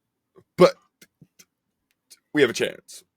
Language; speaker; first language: English; native; English